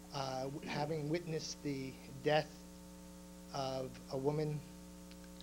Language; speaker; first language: English; native; English